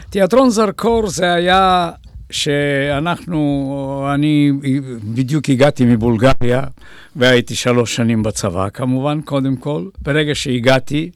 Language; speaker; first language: Hebrew; non-native, fluent; Bulgarian